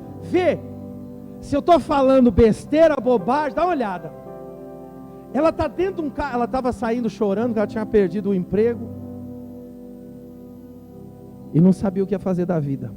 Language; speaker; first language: Portuguese; native; Portuguese